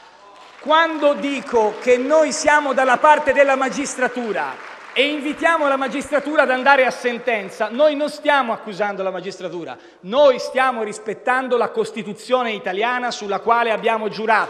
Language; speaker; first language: Italian; native; Italian